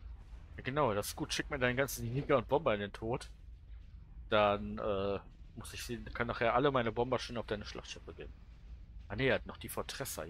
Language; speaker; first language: German; native; German